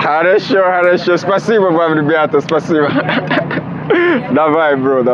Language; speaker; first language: Russian; non-native, fluent; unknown